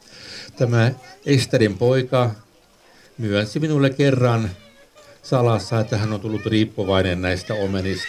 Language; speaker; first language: Finnish; non-native, local second language; Swedish